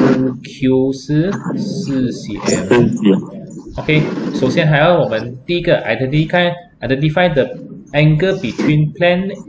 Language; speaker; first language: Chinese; native; Chinese